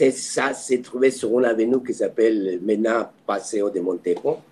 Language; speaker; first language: French; non-native, fluent; Spanish